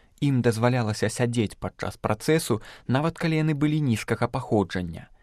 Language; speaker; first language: Belarusian; native; Belarusian